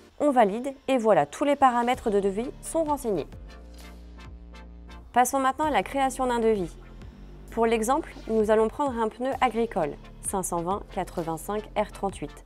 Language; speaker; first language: French; native; French